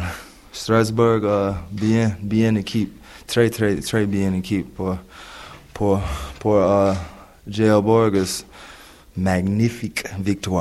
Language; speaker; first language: French; non-native, learner; English